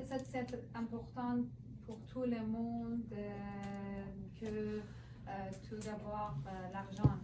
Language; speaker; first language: French; non-native, learner; Persian